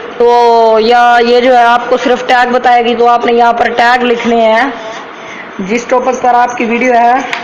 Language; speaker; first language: Urdu; non-native, local second language; Punjabi